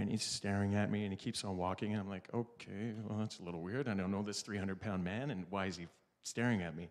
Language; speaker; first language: English; native; English